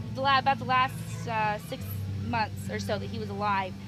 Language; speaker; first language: English; native; English